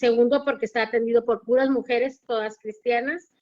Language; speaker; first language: Spanish; native; Spanish